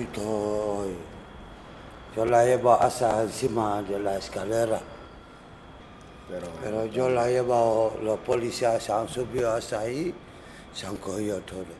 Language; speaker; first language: Spanish; non-native, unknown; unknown